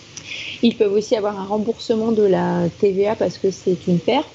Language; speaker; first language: French; native; French